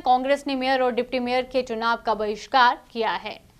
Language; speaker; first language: Hindi; native; Hindi